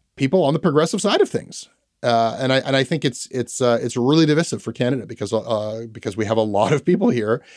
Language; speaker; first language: English; native; English